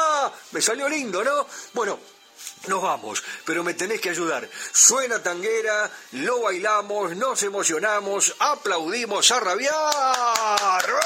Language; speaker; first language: Spanish; native; Spanish